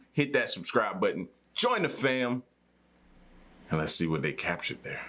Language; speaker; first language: English; native; English